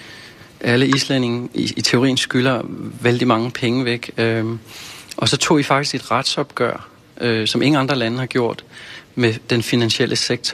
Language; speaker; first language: Danish; native; Danish